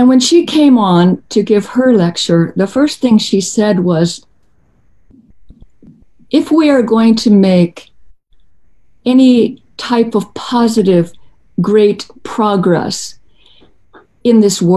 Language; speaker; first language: English; native; English